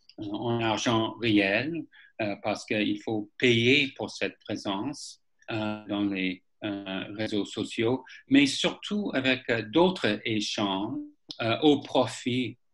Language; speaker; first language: French; non-native, fluent; English